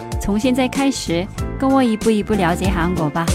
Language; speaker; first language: Chinese; non-native, fluent; Korean